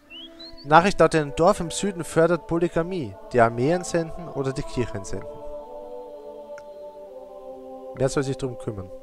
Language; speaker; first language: German; native; German